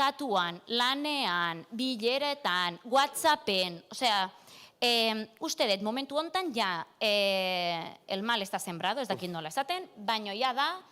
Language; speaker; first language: Basque; non-native, local second language; Catalan